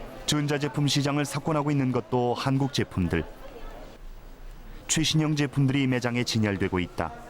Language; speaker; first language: Korean; native; Korean